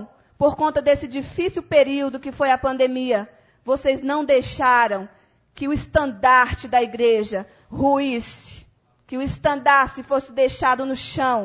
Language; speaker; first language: Portuguese; native; Portuguese